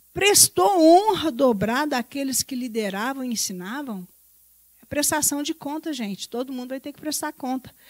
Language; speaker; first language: Portuguese; native; Portuguese